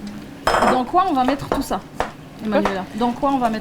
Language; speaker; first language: French; native; French